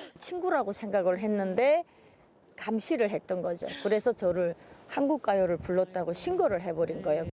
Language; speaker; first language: Korean; native; Korean